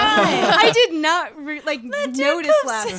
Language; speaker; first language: English; native; English